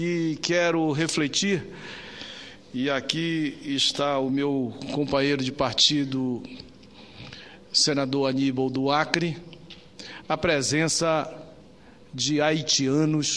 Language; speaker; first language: Portuguese; native; Portuguese